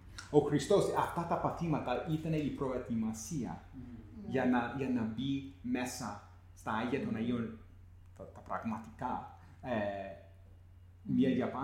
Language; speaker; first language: Greek; non-native, fluent; English